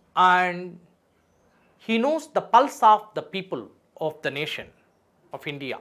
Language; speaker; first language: English; non-native, local second language; Telugu